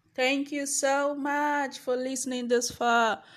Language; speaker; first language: English; non-native, local second language; Bini